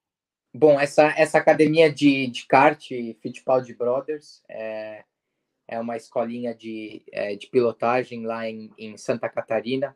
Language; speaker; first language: Portuguese; early bilingual, heritage; Portuguese